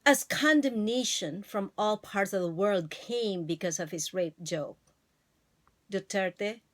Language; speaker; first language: English; non-native, local second language; Filipino